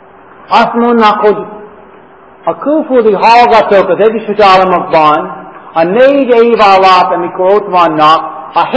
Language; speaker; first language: Hungarian; non-native, fluent; English